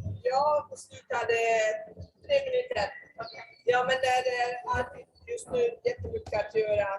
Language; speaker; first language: Swedish; non-native, learner; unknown